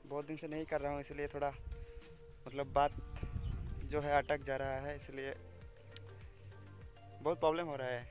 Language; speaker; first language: Hindi; non-native, local second language; Bangla